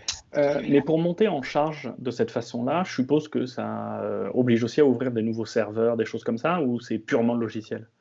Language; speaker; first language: French; native; French